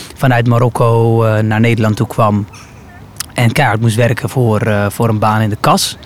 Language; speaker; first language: Dutch; early bilingual, other home language; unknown